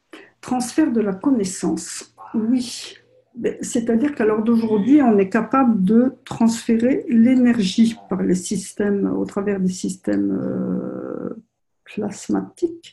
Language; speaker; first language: French; native; French